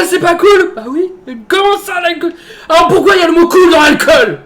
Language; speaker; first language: French; native; French